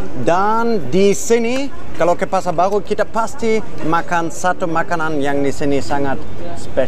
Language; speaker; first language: Indonesian; non-native, fluent; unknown